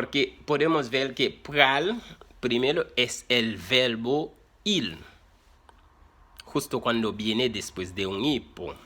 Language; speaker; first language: Spanish; non-native, fluent; Haitian Creole